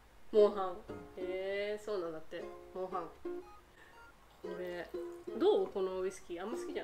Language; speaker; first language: Japanese; native; Japanese